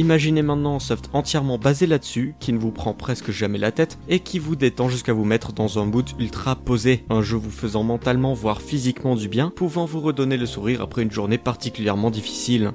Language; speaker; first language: French; native; French